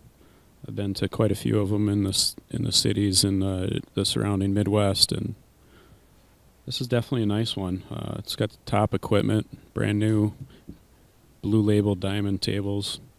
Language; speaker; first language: English; native; English